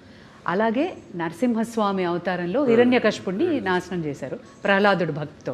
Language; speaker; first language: Telugu; native; Telugu